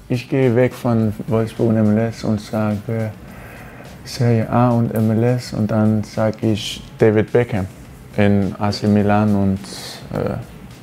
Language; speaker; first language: German; non-native, fluent; Danish